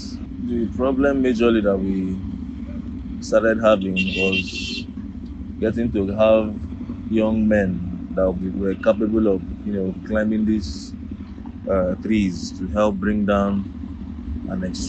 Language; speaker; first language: English; non-native, local second language; Igbo